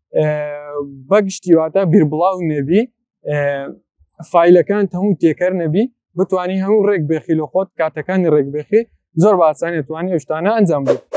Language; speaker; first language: Central Kurdish; native; Central Kurdish